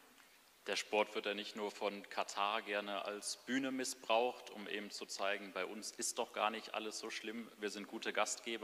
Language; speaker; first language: German; native; German